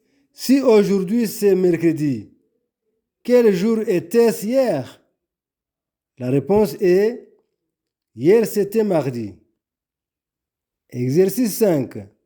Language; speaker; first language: French; non-native, local second language; Kinyarwanda